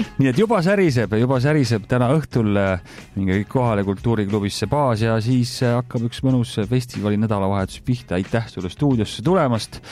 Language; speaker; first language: Estonian; native; Estonian